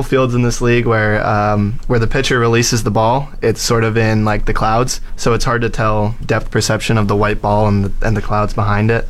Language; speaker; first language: English; native; English